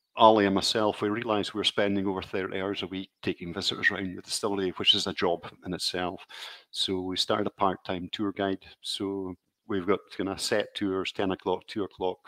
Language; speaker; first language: English; native; English